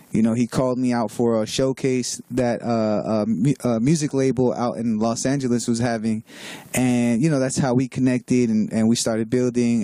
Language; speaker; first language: English; native; English